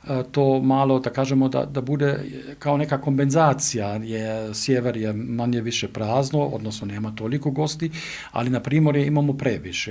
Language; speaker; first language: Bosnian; non-native, learner; German